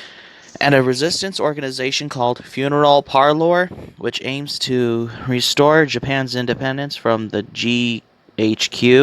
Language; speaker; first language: English; native; English